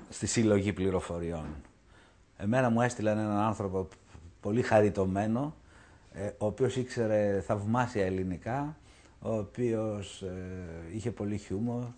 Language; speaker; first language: Greek; native; Greek